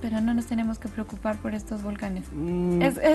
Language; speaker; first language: Spanish; native; Spanish